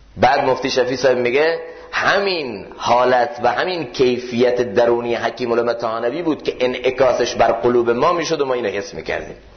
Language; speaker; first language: Persian; native; Persian